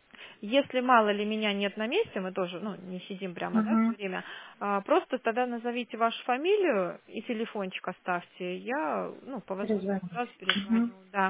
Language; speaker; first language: Russian; native; Russian